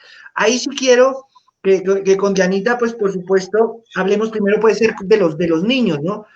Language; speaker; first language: Spanish; native; Spanish